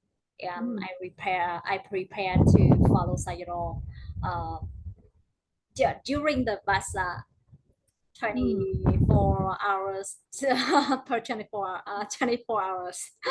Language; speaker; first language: English; non-native, learner; Vietnamese